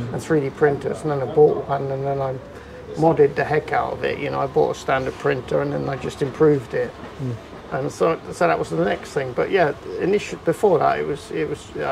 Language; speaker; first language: English; native; English